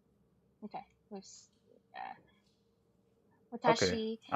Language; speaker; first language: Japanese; non-native, learner; English